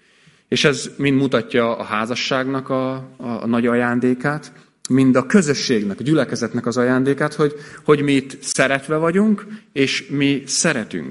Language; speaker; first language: Hungarian; native; Hungarian